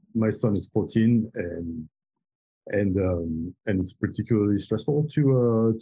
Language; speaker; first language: English; non-native, fluent; French